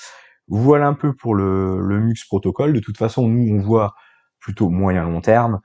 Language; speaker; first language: French; native; French